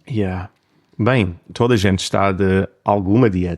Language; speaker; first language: Portuguese; non-native, fluent; English